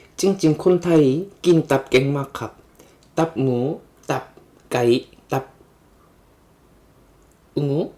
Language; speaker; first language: Thai; non-native, fluent; Korean